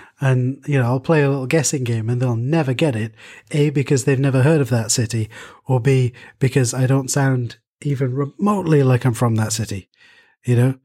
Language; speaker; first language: English; native; English